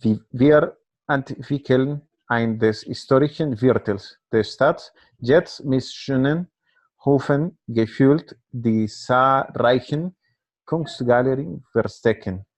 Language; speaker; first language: German; non-native, learner; Spanish